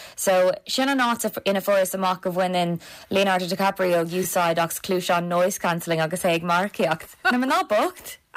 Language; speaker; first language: Irish; non-native, local second language; English